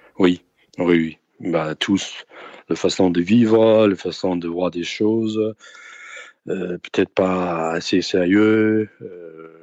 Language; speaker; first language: French; non-native, fluent; Danish